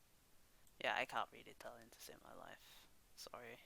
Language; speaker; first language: English; native; English